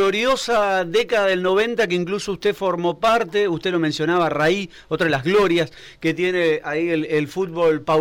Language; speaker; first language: Spanish; native; Spanish